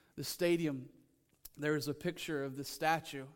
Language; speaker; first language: English; native; English